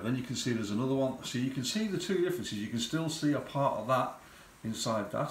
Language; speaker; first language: English; native; English